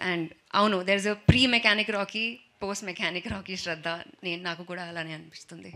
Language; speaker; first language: Telugu; non-native, fluent; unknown